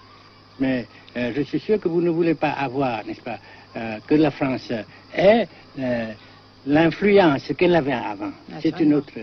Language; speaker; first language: French; non-native, fluent; Vietnamese